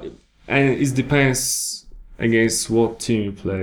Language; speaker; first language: English; non-native, learner; Polish